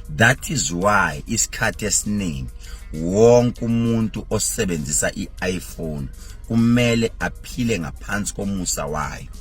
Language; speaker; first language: Zulu; native; Zulu